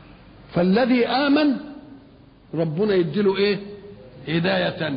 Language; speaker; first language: Arabic; native; Arabic